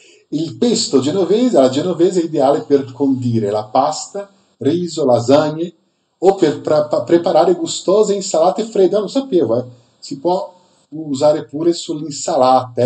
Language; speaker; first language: Italian; non-native, fluent; Portuguese